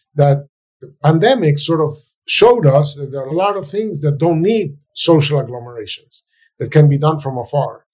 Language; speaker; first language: English; non-native, fluent; Spanish